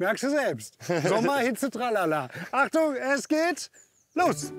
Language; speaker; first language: German; native; German